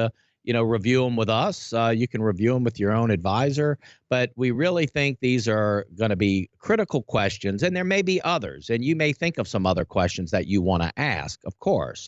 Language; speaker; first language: English; native; English